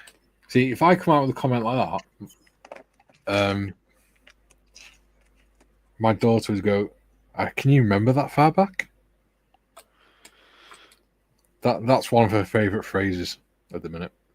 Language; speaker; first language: English; native; English